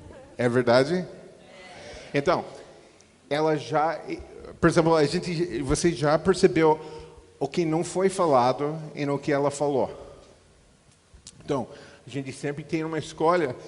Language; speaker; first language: Portuguese; non-native, fluent; English